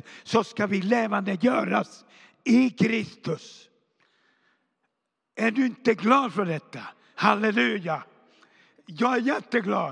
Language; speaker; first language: Swedish; non-native, fluent; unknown